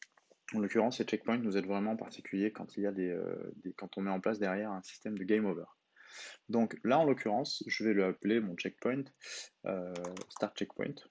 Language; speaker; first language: French; native; French